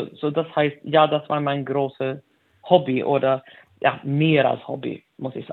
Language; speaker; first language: German; non-native, fluent; Swedish